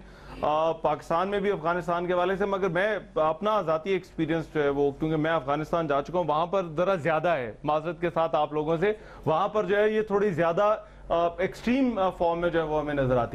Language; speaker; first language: Urdu; native; Urdu